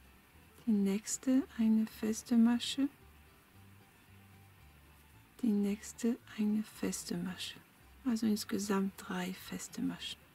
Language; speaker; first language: German; non-native, fluent; French